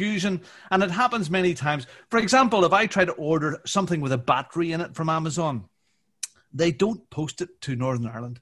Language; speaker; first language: English; native; English